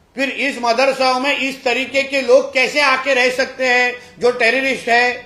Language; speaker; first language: Hindi; non-native, local second language; Marathi